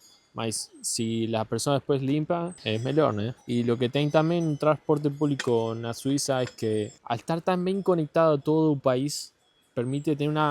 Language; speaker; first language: Portuguese; non-native, learner; Spanish